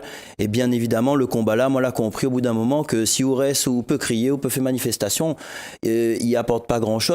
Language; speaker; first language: French; non-native, local second language; Réunion Creole French